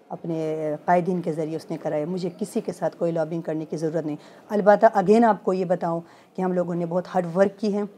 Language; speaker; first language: Urdu; non-native, local second language; Khowar